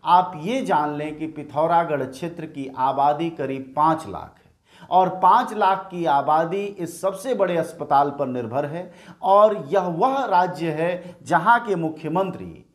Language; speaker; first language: Hindi; native; Hindi